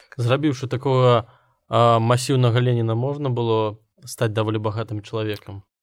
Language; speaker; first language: Belarusian; non-native, local second language; Russian